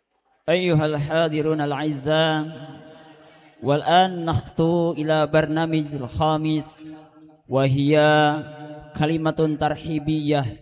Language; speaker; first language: Arabic; non-native, learner; Indonesian